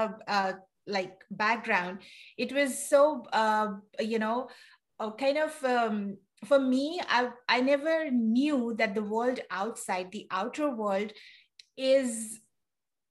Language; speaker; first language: English; non-native, local second language; Urdu